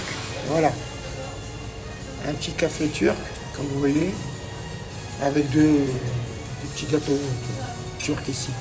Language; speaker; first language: French; non-native, local second language; Arabic